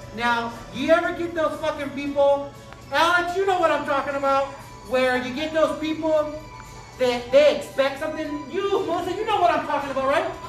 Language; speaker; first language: English; early bilingual, other home language; Spanish